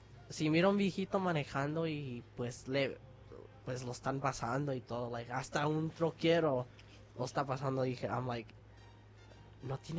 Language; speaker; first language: Spanish; early bilingual, heritage; Spanish